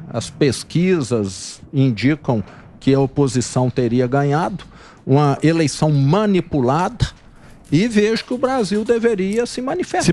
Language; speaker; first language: Portuguese; native; Portuguese